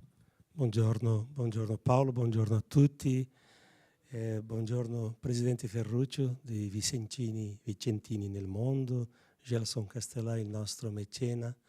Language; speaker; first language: Italian; non-native, fluent; Portuguese